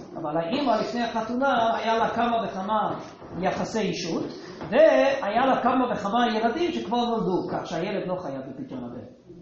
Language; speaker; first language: Hebrew; non-native, fluent; English